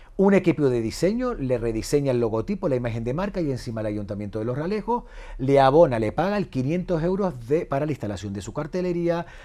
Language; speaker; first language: Spanish; native; Spanish